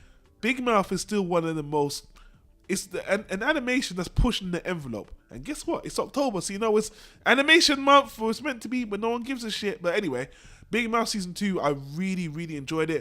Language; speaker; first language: English; native; English